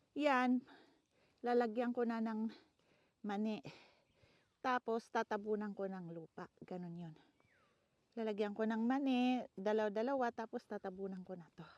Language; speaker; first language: Filipino; non-native, local second language; Iloko